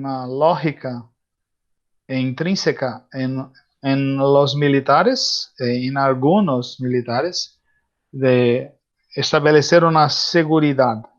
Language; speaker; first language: Spanish; non-native, learner; Portuguese